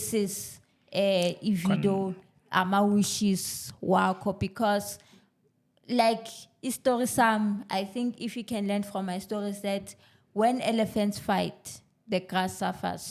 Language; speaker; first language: English; non-native, local second language; Zulu